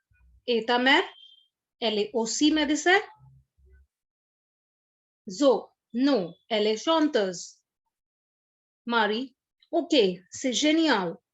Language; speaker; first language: French; non-native, fluent; Hindi